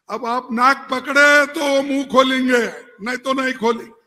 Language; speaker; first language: Hindi; non-native, local second language; Kannada